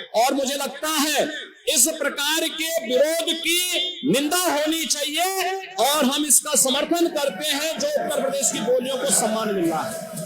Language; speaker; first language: Hindi; native; Hindi